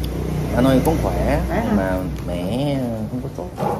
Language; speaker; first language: Vietnamese; non-native, learner; Korean